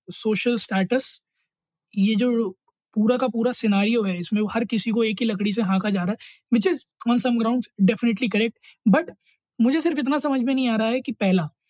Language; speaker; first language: Hindi; native; Hindi